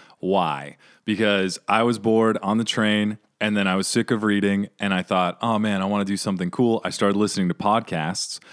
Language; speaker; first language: English; native; English